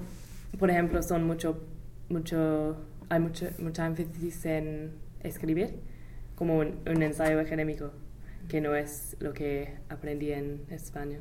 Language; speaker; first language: Spanish; non-native, fluent; English